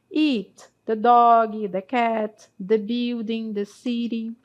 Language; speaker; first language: English; non-native, fluent; Portuguese